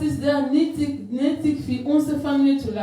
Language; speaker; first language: German; non-native, learner; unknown